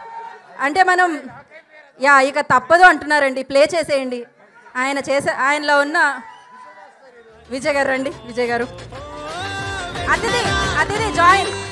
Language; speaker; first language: Telugu; native; Telugu